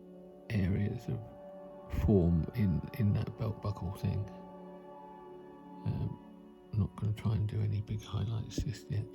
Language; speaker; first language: English; native; English